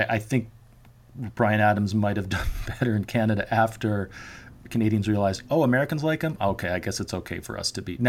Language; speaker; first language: English; native; English